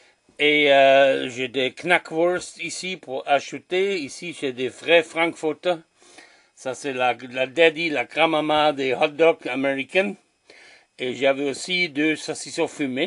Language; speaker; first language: French; non-native, learner; German